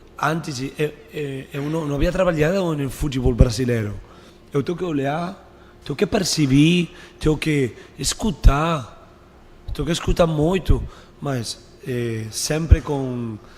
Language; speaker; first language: Portuguese; non-native, fluent; Spanish